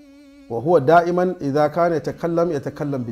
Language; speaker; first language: Arabic; non-native, fluent; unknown